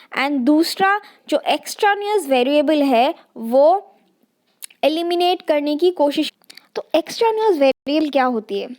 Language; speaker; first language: Hindi; non-native, local second language; Assamese